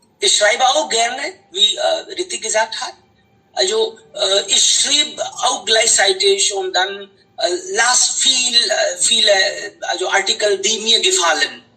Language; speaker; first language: German; non-native, fluent; Hindi